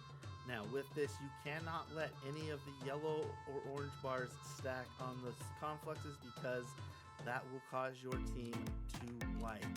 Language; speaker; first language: English; native; English